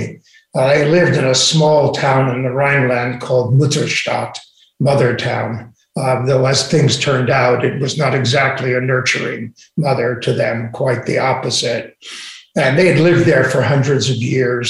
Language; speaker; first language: English; native; English